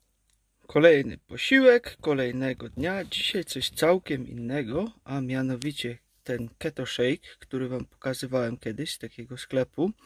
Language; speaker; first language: Polish; native; Polish